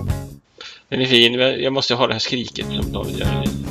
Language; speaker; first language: Swedish; native; Swedish